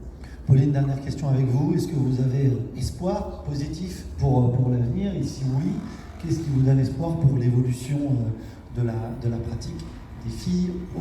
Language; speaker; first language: French; native; French